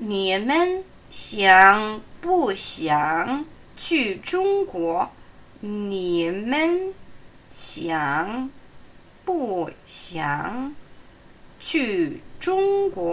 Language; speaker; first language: Chinese; non-native, fluent; Russian